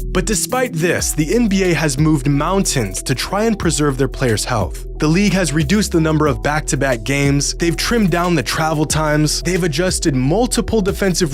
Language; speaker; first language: English; native; English